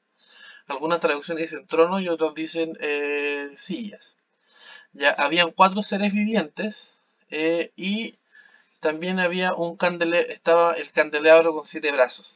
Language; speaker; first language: Spanish; native; Spanish